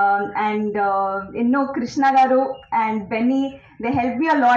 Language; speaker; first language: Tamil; non-native, learner; Telugu